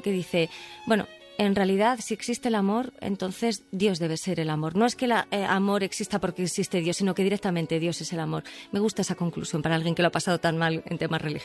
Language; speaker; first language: Spanish; native; Spanish